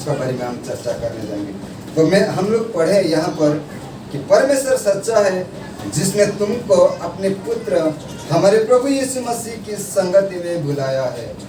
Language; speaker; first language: Hindi; non-native, local second language; Marathi